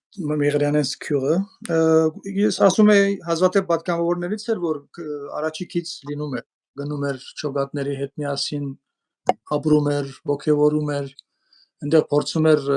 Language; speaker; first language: Armenian; early bilingual, heritage; Armenian